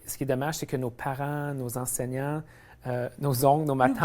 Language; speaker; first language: French; native; French